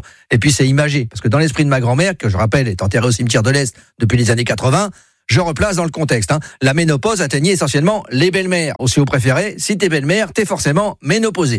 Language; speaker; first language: French; native; French